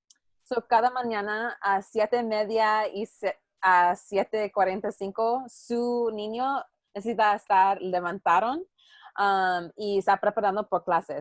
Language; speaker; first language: Spanish; non-native, learner; English